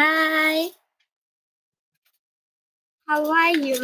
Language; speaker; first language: English; non-native, learner; Japanese